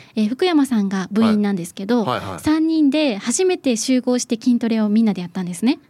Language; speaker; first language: Japanese; native; Japanese